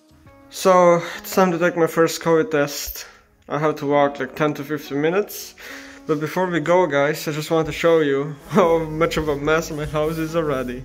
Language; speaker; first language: English; non-native, fluent; Slovenian